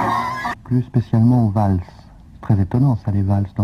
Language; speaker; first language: French; native; French